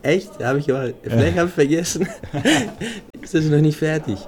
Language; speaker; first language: German; non-native, fluent; Greek